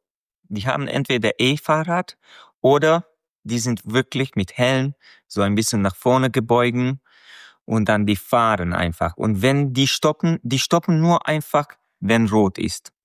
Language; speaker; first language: German; non-native, fluent; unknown